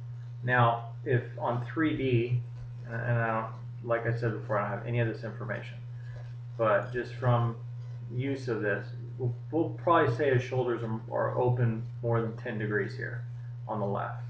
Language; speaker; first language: English; native; English